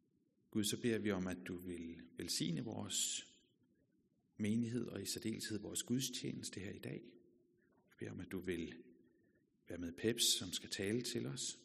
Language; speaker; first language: Danish; native; Danish